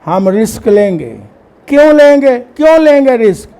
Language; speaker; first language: Urdu; non-native, local second language; Punjabi